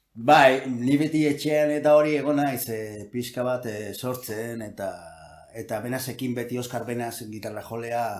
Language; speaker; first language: Basque; non-native, local second language; Spanish